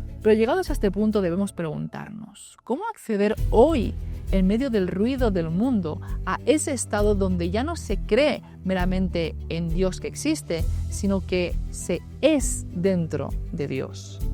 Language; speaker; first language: Spanish; native; Spanish